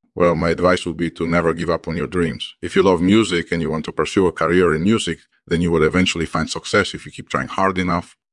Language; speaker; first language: English; early bilingual, other home language; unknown